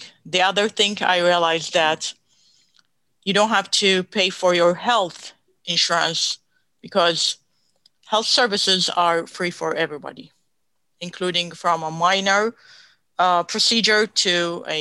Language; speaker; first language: English; non-native, fluent; Arabic